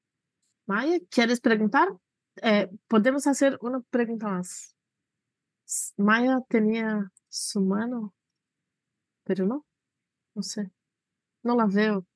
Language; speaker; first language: Spanish; non-native, fluent; Portuguese